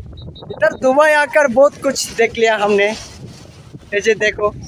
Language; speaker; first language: Hindi; non-native, learner; Bangla